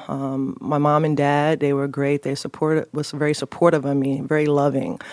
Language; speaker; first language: English; native; English